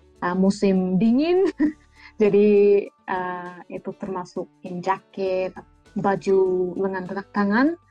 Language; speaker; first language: Indonesian; early bilingual, heritage; Indonesian